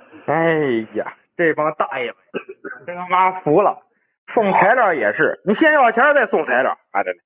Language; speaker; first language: Chinese; native; Chinese